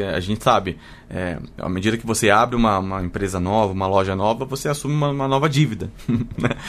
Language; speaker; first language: Portuguese; native; Portuguese